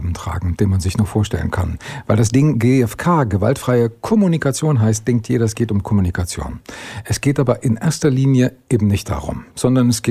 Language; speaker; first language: German; native; German